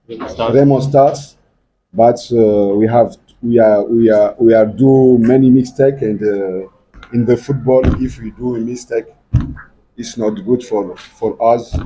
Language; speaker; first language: English; non-native, learner; French